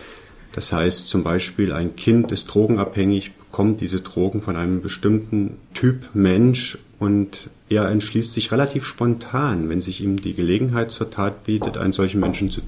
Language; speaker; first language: German; native; German